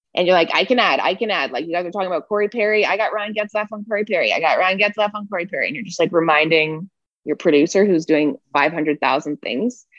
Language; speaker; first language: English; native; English